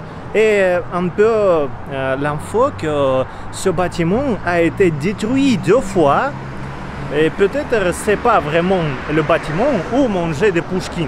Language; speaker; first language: French; non-native, learner; Russian